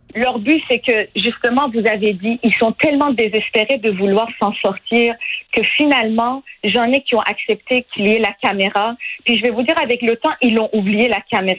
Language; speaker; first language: French; non-native, fluent; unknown